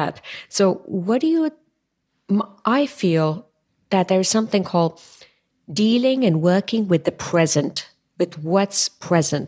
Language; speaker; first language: English; non-native, local second language; Tamil